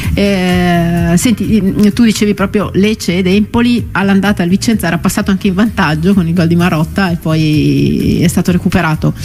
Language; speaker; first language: Italian; native; Italian